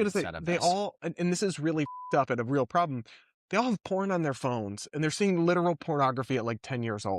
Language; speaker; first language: English; native; English